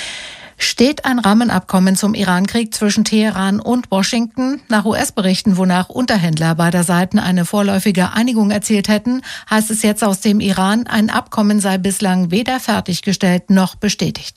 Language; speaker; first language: German; native; German